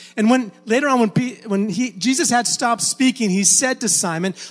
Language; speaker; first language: English; native; English